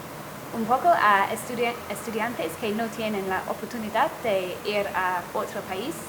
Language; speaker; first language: Spanish; non-native, fluent; English